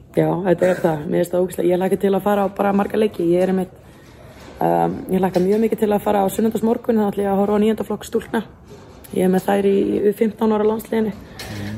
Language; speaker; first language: Icelandic; native; Icelandic